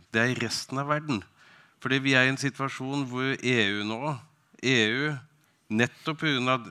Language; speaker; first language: Norwegian; native; Norwegian